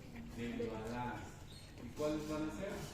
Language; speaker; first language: Spanish; native; Spanish